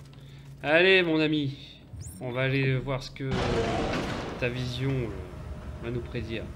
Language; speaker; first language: French; native; French